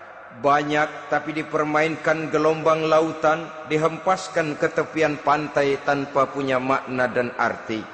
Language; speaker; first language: Indonesian; native; Indonesian